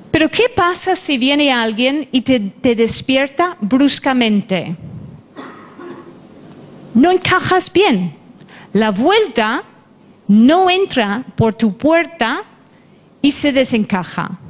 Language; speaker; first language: Spanish; non-native, fluent; English